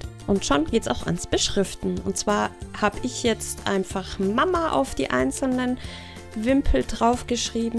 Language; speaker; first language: German; native; German